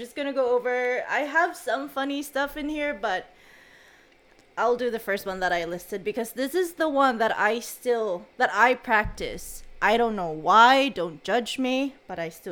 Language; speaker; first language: English; non-native, local second language; Cebuano